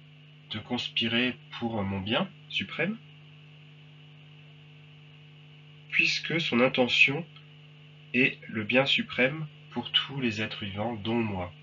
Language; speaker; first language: French; native; French